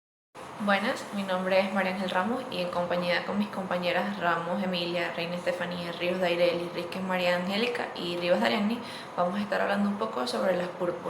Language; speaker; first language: Spanish; native; Spanish